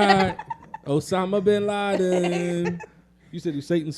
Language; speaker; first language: English; native; English